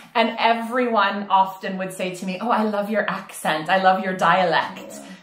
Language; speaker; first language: English; native; English